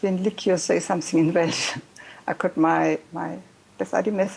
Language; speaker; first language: Welsh; non-native, learner; German